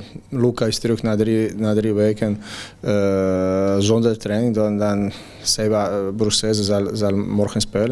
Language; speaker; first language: Dutch; non-native, fluent; Croatian